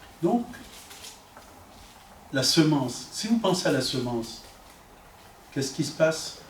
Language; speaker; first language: French; native; French